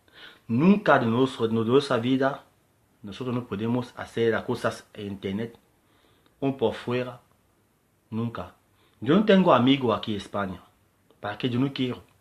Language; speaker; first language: Spanish; non-native, learner; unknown